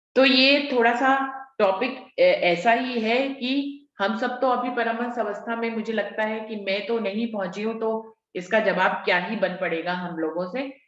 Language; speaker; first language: Hindi; native; Hindi